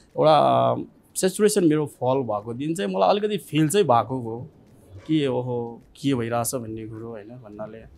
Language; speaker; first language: Nepali; non-native, local second language; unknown